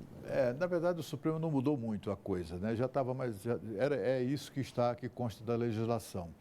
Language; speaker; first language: Portuguese; native; Portuguese